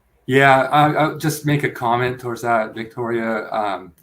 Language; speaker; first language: English; native; English